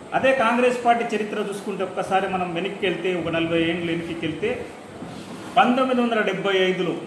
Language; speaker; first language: Telugu; non-native, local second language; Lambadi